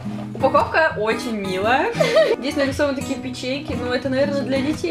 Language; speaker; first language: Russian; native; Russian